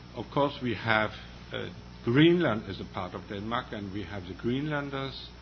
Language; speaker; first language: English; non-native, fluent; Danish